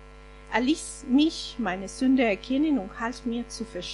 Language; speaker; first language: German; non-native, fluent; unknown